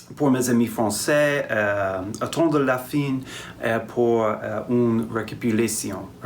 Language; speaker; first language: French; non-native, learner; English